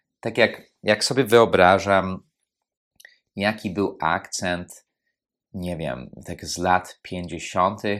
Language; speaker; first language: Polish; non-native, fluent; English